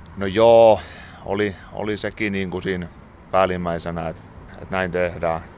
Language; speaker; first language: Finnish; native; Finnish